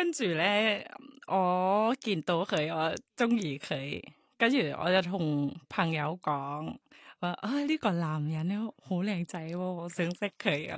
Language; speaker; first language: Cantonese; non-native, learner; Thai